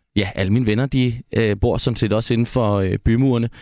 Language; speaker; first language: Danish; native; Danish